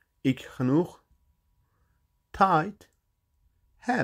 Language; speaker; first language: Dutch; non-native, learner; Turkish